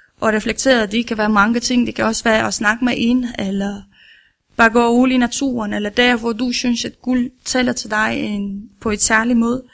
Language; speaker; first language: Danish; non-native, learner; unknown